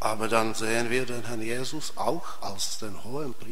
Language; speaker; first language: German; non-native, fluent; Czech